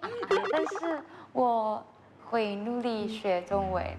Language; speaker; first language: Chinese; non-native, learner; Malay